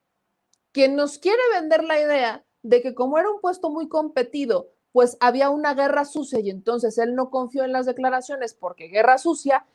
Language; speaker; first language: Spanish; native; Spanish